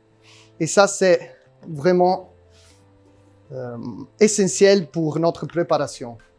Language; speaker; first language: French; non-native, learner; Italian